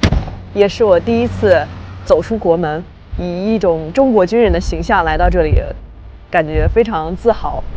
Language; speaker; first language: Chinese; native; Chinese